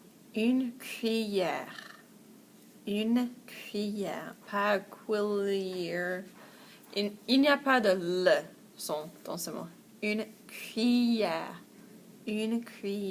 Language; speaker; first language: French; non-native, fluent; English